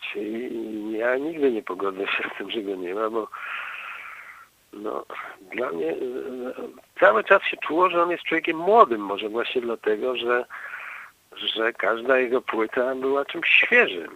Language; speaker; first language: Polish; native; Polish